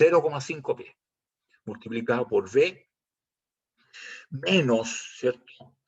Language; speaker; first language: Spanish; native; Spanish